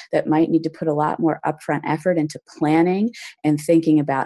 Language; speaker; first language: English; native; English